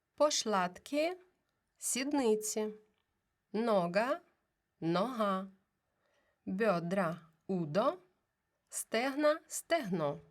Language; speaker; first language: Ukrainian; native; Ukrainian